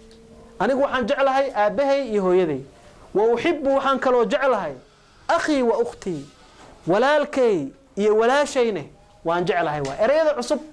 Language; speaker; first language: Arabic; non-native, local second language; Somali